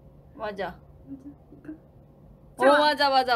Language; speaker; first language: Korean; non-native, fluent; Chinese